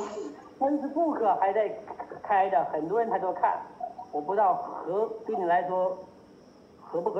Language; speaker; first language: Chinese; native; Chinese